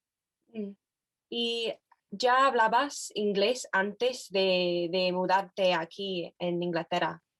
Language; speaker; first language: Spanish; non-native, fluent; English